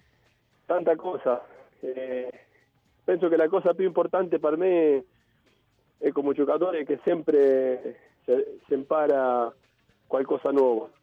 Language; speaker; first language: Italian; non-native, fluent; Spanish